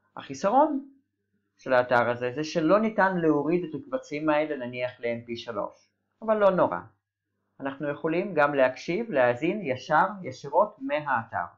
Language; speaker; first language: Hebrew; native; Hebrew